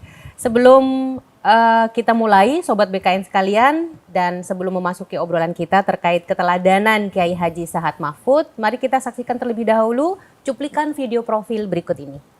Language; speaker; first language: Indonesian; native; Indonesian